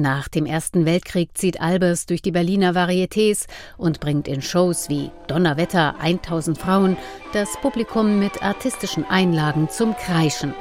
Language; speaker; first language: German; native; German